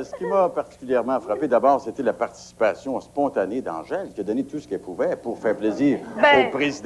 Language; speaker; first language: French; native; French